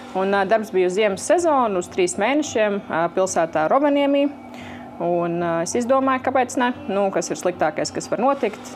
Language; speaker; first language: Latvian; native; Latvian